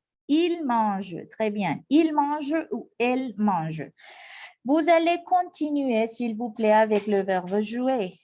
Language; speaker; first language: French; non-native, fluent; Spanish